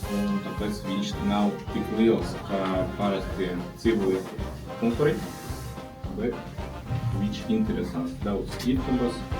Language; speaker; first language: Latvian; non-native, local second language; Russian